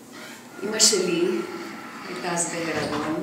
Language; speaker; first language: Hebrew; non-native, fluent; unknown